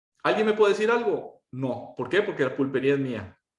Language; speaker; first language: Spanish; native; Spanish